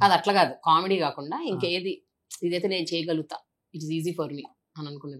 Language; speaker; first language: Telugu; native; Telugu